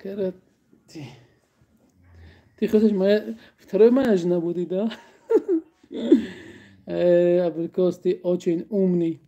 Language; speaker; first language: Russian; non-native, learner; Tajik